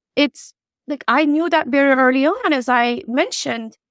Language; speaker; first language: English; non-native, fluent; Turkish